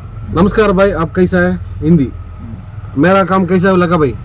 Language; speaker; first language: Hindi; non-native, local second language; Kannada